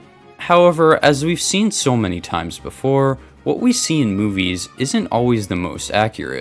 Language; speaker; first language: English; native; English